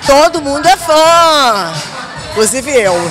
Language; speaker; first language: Portuguese; native; Portuguese